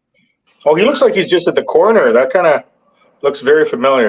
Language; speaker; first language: English; native; English